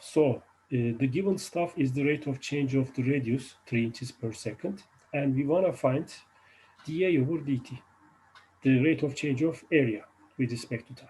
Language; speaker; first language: English; non-native, fluent; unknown